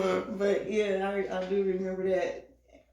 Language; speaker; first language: English; native; English